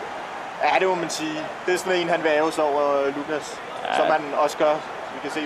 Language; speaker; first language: Danish; native; Danish